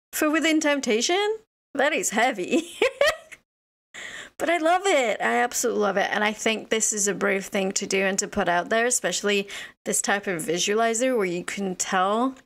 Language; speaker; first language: English; native; English